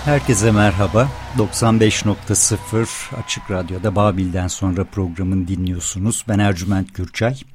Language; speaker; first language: Turkish; native; Turkish